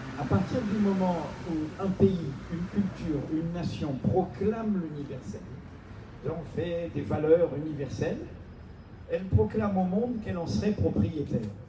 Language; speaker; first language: French; native; French